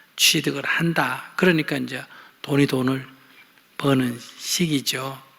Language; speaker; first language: Korean; native; Korean